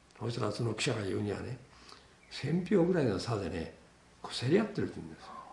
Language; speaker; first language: Japanese; native; Japanese